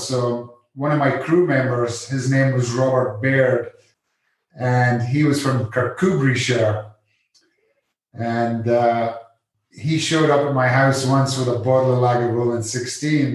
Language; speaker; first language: English; native; English